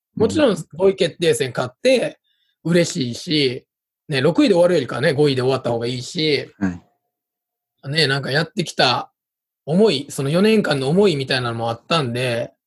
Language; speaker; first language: Japanese; native; Japanese